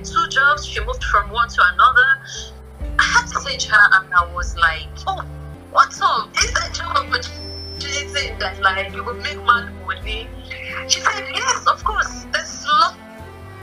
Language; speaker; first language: English; non-native, local second language; Yoruba